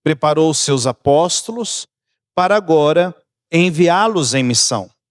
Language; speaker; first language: Portuguese; native; Portuguese